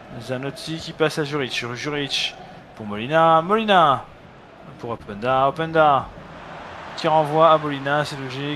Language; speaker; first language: French; native; French